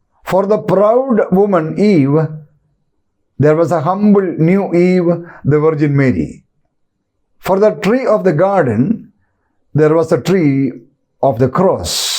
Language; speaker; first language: English; non-native, local second language; Malayalam